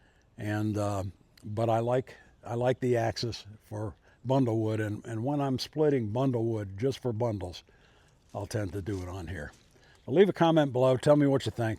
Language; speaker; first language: English; native; English